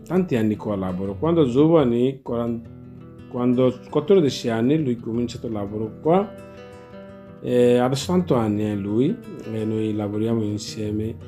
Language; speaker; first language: Italian; non-native, learner; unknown